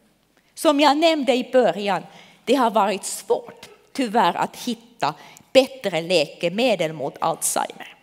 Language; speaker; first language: Swedish; non-native, local second language; Finnish